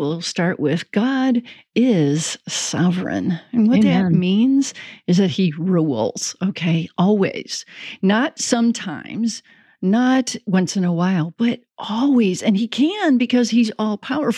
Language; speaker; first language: English; native; English